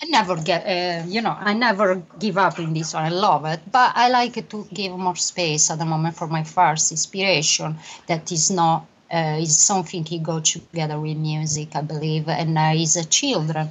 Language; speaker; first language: English; non-native, learner; Italian